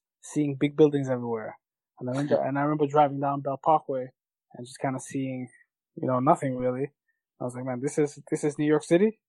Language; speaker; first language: English; early bilingual, other home language; Russian